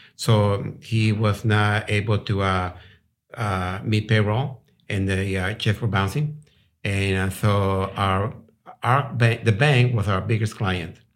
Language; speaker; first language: English; non-native, fluent; Spanish